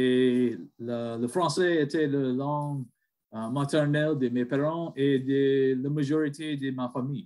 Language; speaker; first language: French; non-native, learner; English